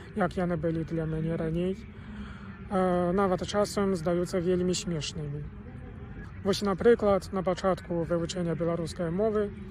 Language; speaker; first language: Belarusian; non-native, learner; Chinese